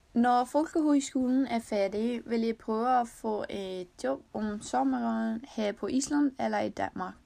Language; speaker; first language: Danish; non-native, learner; Icelandic